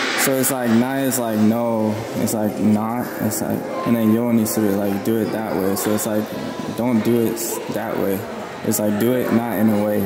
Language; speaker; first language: English; native; English